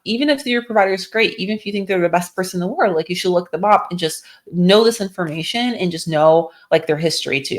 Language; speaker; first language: English; native; English